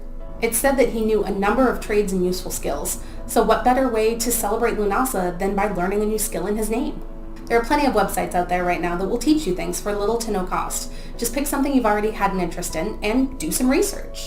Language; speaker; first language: English; native; English